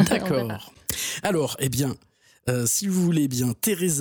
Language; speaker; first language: French; native; French